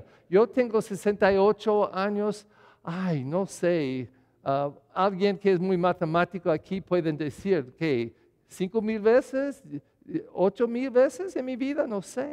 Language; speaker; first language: Spanish; non-native, learner; English